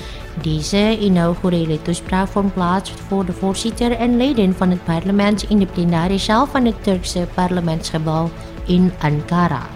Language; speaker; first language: Dutch; non-native, learner; Indonesian